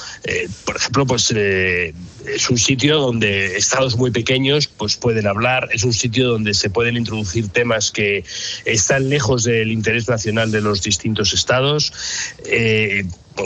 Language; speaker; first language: Spanish; native; Spanish